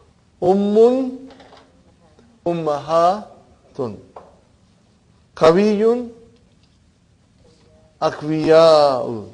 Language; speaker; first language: Arabic; non-native, fluent; English